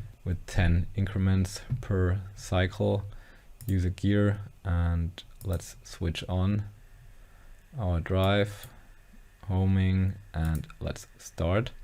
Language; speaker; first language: English; non-native, fluent; German